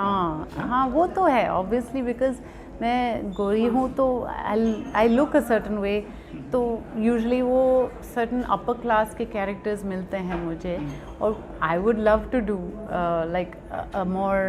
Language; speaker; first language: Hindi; non-native, local second language; French